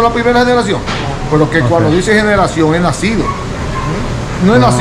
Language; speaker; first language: Spanish; native; Spanish